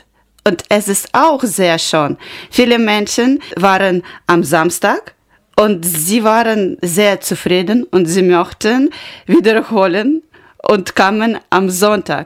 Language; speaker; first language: German; non-native, learner; Ukrainian